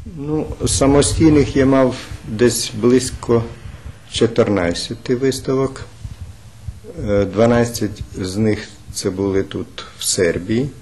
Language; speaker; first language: Ukrainian; native; Ukrainian